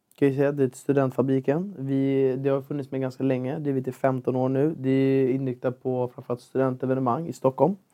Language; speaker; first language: Swedish; native; Swedish